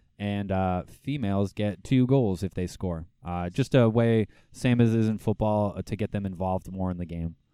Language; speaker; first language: English; native; English